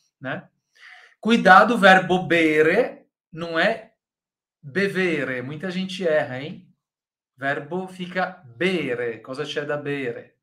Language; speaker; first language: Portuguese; native; Portuguese